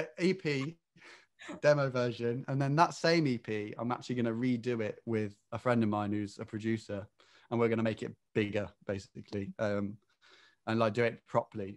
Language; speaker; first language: English; native; English